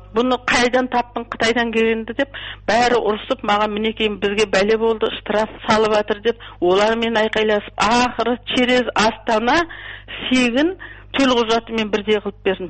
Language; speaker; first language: Kazakh; early bilingual, heritage; Kazakh